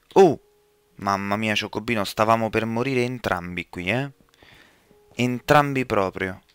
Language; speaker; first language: Italian; native; Italian